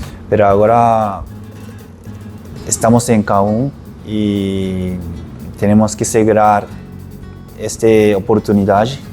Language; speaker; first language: Portuguese; non-native, learner; Japanese